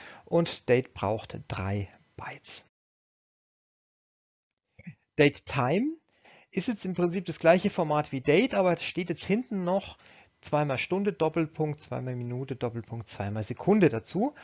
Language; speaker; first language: German; native; German